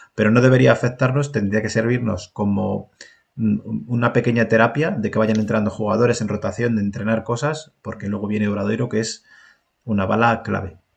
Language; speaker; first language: Spanish; native; Spanish